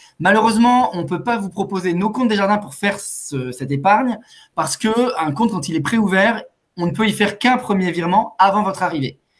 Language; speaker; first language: French; native; French